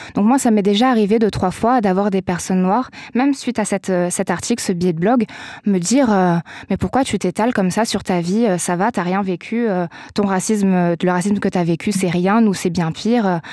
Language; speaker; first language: French; native; French